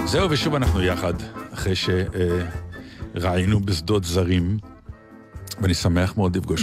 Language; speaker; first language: Hebrew; native; Hebrew